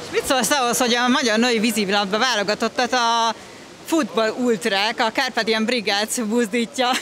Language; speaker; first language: Hungarian; native; Hungarian